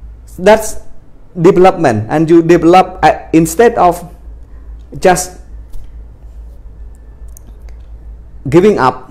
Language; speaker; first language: English; non-native, fluent; Khmer